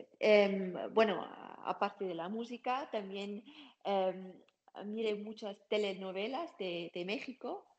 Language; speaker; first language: Spanish; non-native, learner; German